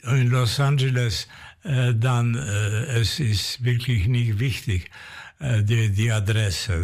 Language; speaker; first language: German; non-native, fluent; Polish